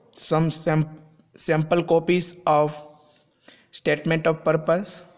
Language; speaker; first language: English; non-native, local second language; Gujarati